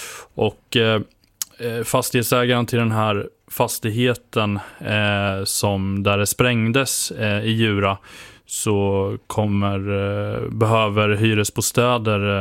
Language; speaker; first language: Swedish; native; Swedish